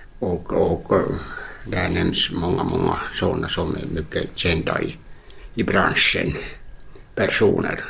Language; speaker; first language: Swedish; non-native, local second language; Finnish